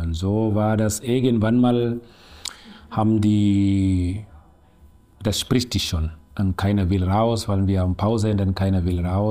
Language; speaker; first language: German; non-native, learner; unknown